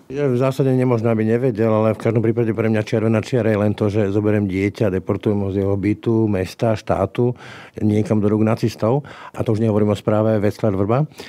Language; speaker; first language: Slovak; native; Slovak